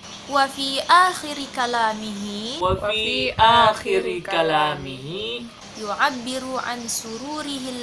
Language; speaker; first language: Arabic; non-native, fluent; Indonesian